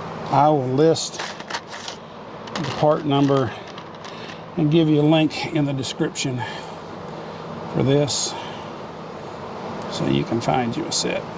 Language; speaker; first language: English; native; English